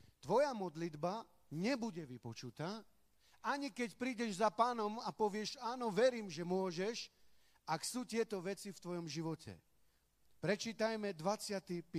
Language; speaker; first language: Slovak; non-native, local second language; Romany